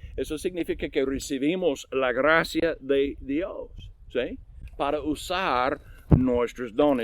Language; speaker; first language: Spanish; non-native, learner; English